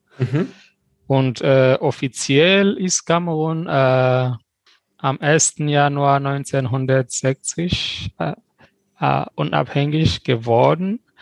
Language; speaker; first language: German; non-native, fluent; French